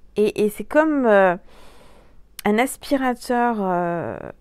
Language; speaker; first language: French; native; French